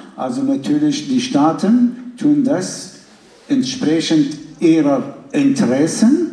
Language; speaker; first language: German; non-native, fluent; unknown